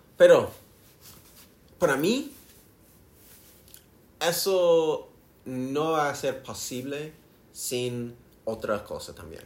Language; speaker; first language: Spanish; non-native, learner; English